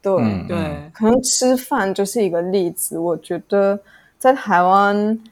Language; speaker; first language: Chinese; non-native, fluent; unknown